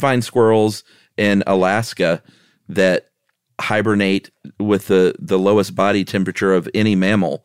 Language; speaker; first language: English; native; English